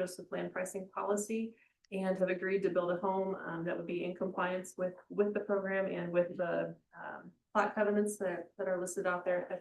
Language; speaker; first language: English; native; English